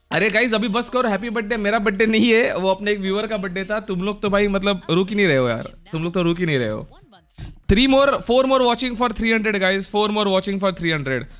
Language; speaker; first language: Hindi; non-native, local second language; Marathi